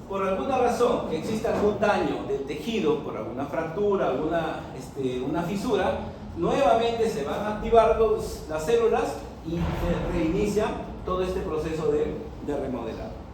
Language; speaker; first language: Spanish; native; Spanish